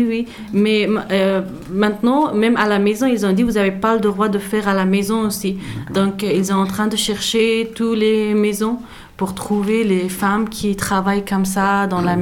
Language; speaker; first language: French; non-native, learner; Persian